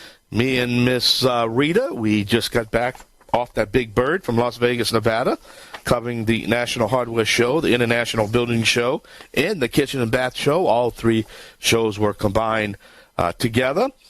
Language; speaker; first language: English; native; English